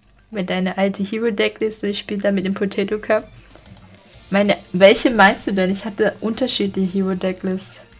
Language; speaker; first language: German; native; German